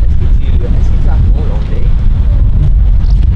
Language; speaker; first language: French; non-native, fluent; English